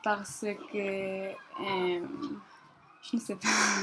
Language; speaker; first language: French; non-native, learner; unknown